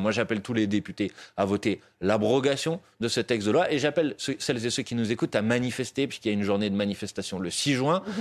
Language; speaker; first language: French; native; French